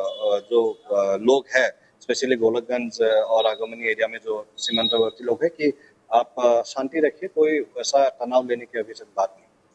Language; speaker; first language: Hindi; non-native, local second language; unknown